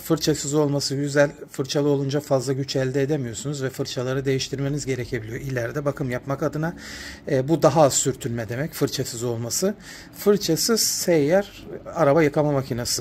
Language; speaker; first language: Turkish; native; Turkish